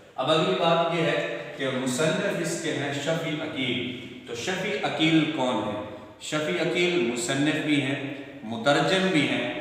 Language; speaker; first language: Urdu; non-native, local second language; Punjabi